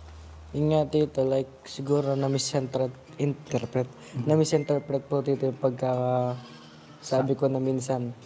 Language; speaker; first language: Filipino; native; Filipino